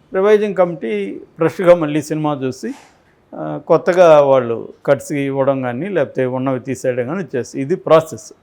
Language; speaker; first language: Telugu; native; Telugu